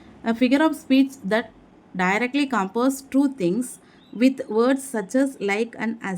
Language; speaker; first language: English; non-native, local second language; Tamil